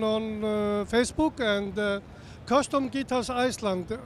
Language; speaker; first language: English; non-native, learner; Icelandic